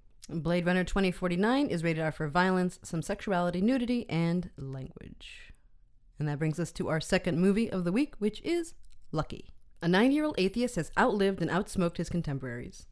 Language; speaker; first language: English; native; English